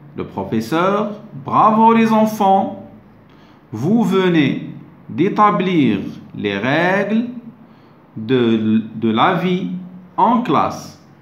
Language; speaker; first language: French; non-native, local second language; Arabic